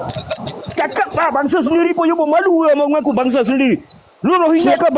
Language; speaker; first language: Malay; native; Malay